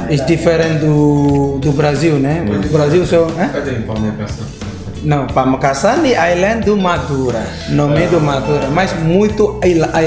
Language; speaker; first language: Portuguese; non-native, learner; Indonesian